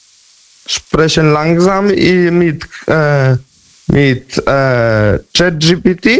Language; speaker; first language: German; non-native, learner; Polish